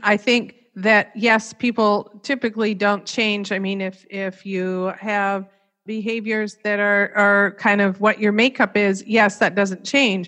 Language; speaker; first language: English; native; English